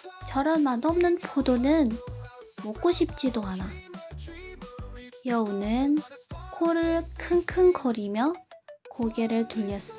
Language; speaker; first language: Korean; non-native, learner; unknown